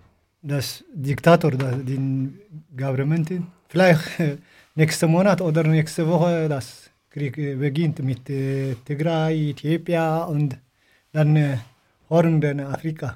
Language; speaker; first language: German; non-native, learner; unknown